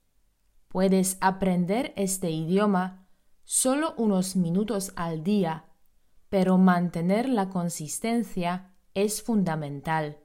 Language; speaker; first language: Spanish; non-native, fluent; Polish